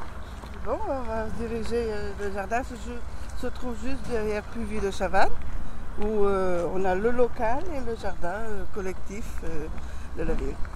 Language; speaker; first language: French; native; French